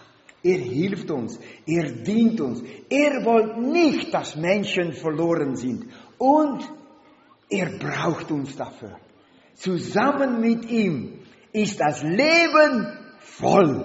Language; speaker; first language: German; non-native, learner; Dutch